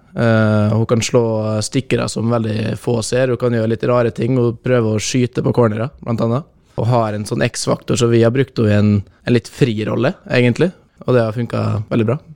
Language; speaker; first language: Norwegian; native; Norwegian